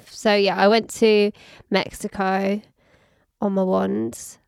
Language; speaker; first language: English; native; English